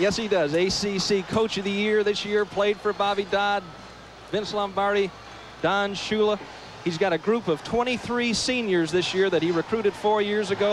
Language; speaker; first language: English; native; English